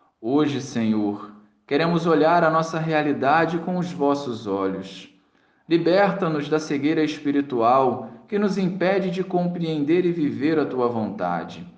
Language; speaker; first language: Portuguese; native; Portuguese